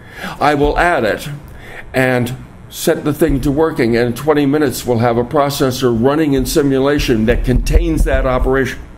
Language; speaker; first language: English; native; English